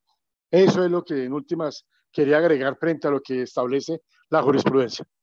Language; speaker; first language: Spanish; native; Spanish